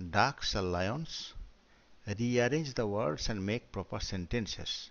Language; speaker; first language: English; non-native, local second language; Bangla